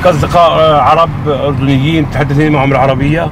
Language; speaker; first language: Arabic; native; Arabic